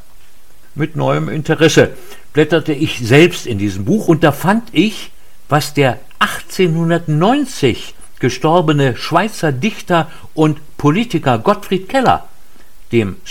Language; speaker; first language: German; native; German